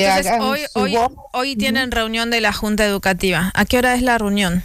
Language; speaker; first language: Spanish; native; Spanish